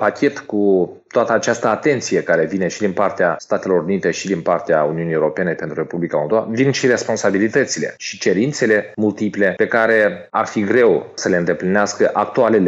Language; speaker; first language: Romanian; native; Romanian